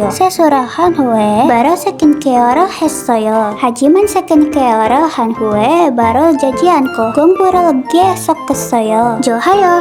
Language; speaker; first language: Korean; non-native, learner; Indonesian